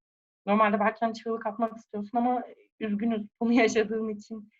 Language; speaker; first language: Turkish; native; Turkish